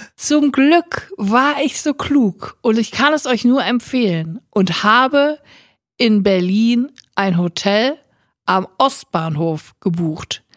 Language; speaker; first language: German; native; German